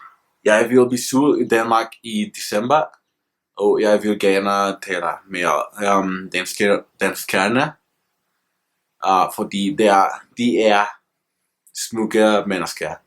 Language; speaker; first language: Danish; non-native, learner; Spanish